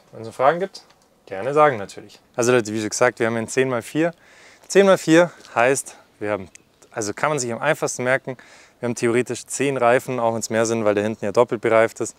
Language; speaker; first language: German; native; German